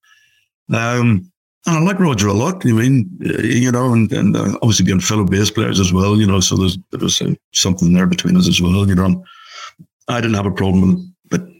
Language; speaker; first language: English; native; English